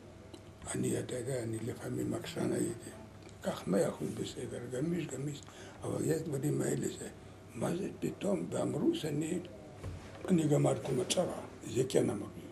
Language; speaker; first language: Hebrew; non-native, learner; Lithuanian